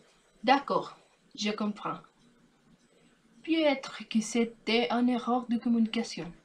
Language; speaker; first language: French; non-native, learner; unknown